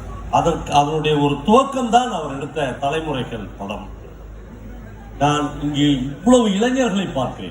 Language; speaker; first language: Tamil; native; Tamil